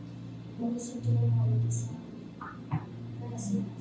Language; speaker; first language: Spanish; early bilingual, heritage; Spanish